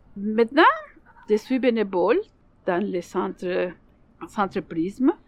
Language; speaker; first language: French; non-native, learner; Spanish